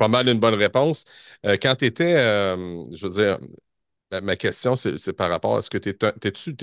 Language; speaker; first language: French; native; French